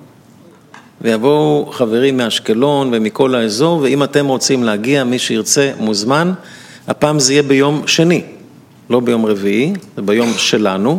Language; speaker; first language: Hebrew; native; Hebrew